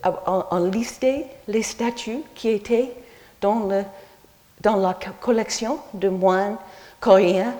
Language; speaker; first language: French; non-native, fluent; English